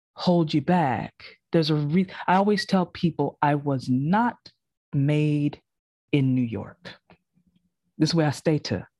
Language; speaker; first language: English; native; English